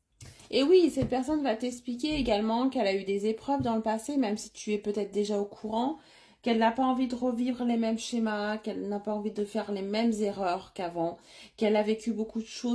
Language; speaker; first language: French; native; French